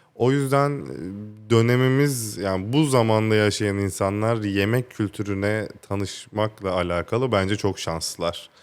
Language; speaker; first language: Turkish; native; Turkish